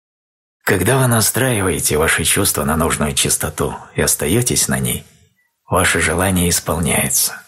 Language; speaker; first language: Russian; native; Russian